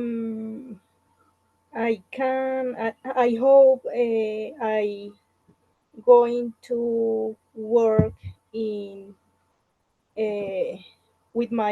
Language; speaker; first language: English; non-native, learner; Spanish